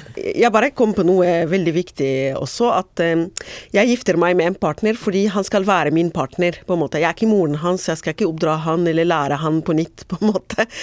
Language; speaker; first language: Norwegian; non-native, fluent; Arabic